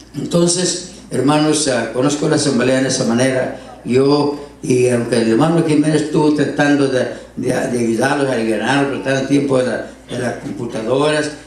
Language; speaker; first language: Spanish; native; Spanish